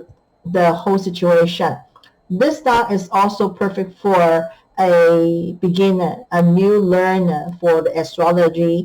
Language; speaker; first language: English; non-native, fluent; Chinese